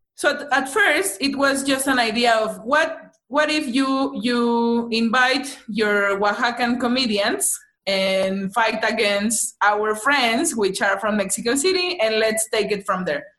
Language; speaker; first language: English; non-native, fluent; Spanish